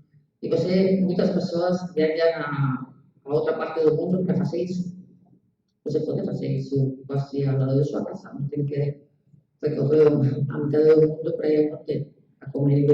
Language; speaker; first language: Portuguese; non-native, learner; Spanish